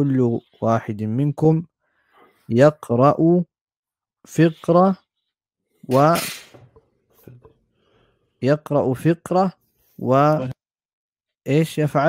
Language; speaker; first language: Arabic; non-native, fluent; German